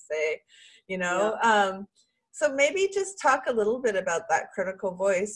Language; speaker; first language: English; native; English